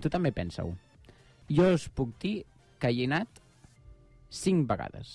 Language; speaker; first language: Catalan; native; Catalan